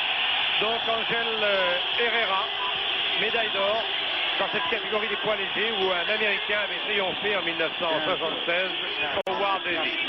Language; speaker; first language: French; native; French